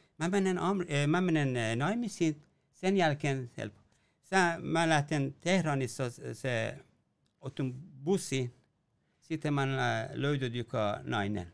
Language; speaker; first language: Finnish; non-native, learner; Persian